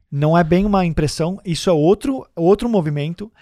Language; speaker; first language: Portuguese; early bilingual, heritage; Danish